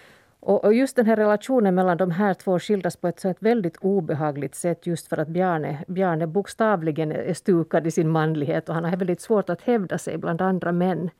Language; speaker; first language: Swedish; native; Swedish